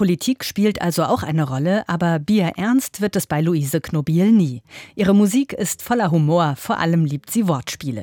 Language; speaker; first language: German; native; German